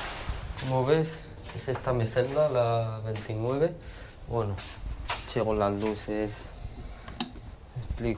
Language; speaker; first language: Spanish; early bilingual, other home language; Arabic